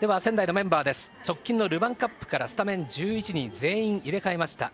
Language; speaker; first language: Japanese; native; Japanese